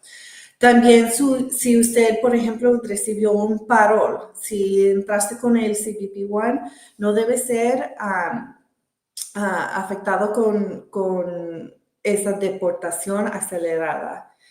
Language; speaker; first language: Spanish; early bilingual, heritage; Spanish